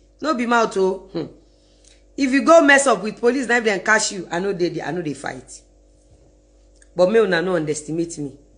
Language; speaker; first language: Nigerian Pidgin; non-native, local second language; Yoruba